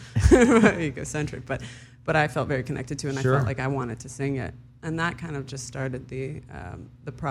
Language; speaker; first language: English; early bilingual, other home language; Hebrew